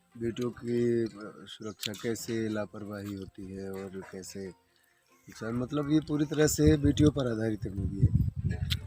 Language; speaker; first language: Hindi; native; Hindi